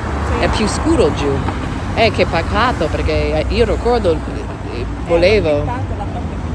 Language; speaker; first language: Italian; non-native, learner; English